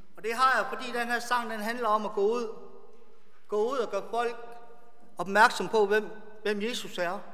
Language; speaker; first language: Danish; native; Danish